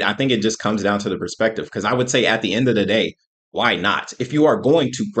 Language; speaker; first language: English; native; English